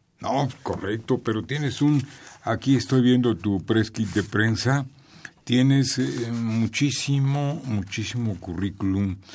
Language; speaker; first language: Spanish; native; Spanish